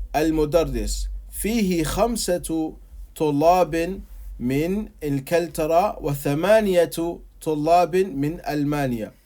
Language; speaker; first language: Arabic; non-native, fluent; English